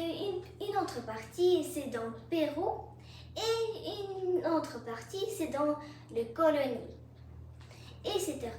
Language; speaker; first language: French; non-native, learner; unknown